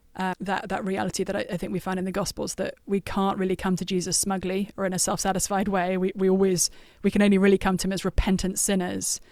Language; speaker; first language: English; native; English